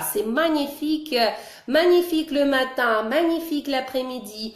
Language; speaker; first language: French; non-native, fluent; Russian